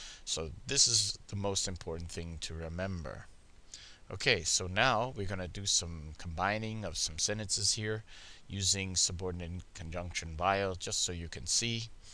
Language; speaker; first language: English; native; English